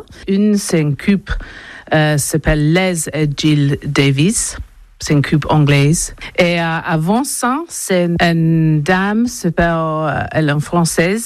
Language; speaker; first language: French; non-native, learner; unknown